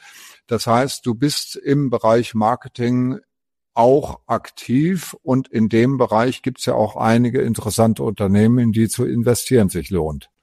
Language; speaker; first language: German; native; German